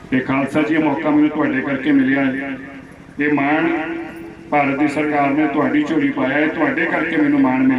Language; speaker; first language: Hindi; non-native, local second language; Punjabi